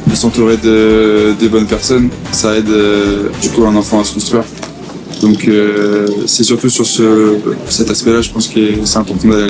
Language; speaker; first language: French; native; French